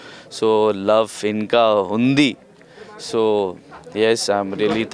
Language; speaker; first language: Telugu; non-native, learner; Hindi